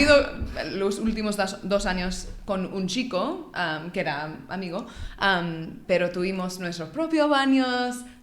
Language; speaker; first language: Spanish; non-native, learner; English